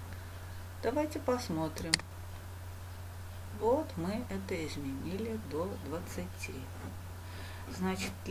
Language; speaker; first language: Russian; non-native, local second language; Uzbek